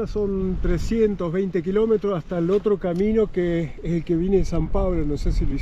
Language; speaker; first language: Spanish; native; Spanish